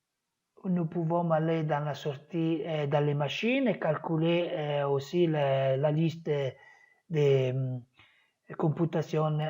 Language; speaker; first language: French; non-native, fluent; Italian